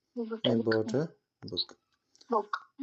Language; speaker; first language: English; non-native, local second language; Malayalam